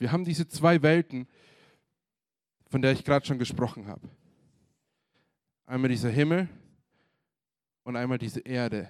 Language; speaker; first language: German; native; German